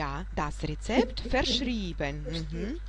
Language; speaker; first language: German; non-native, fluent; Russian